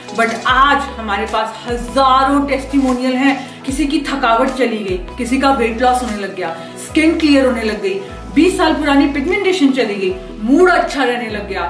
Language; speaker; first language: Hindi; native; Hindi